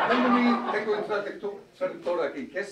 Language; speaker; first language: Spanish; non-native, fluent; English